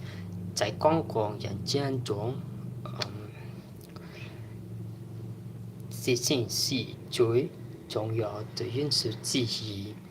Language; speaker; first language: Chinese; non-native, learner; Indonesian